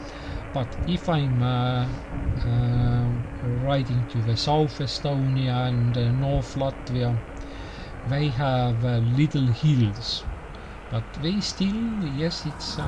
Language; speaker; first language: English; non-native, learner; Estonian